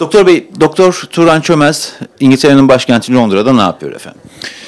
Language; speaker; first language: Turkish; native; Turkish